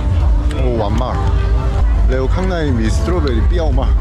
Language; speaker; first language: Thai; non-native, learner; Korean